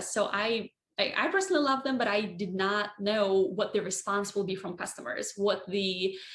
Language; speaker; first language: English; non-native, fluent; Russian